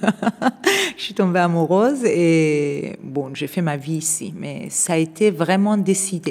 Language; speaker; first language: French; non-native, fluent; Persian